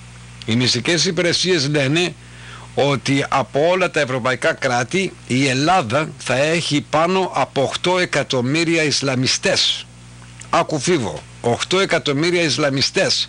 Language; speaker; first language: Greek; native; Greek